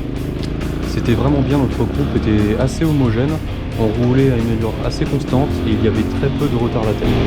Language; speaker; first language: French; native; French